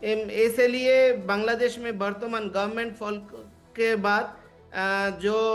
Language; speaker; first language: Hindi; non-native, learner; Bangla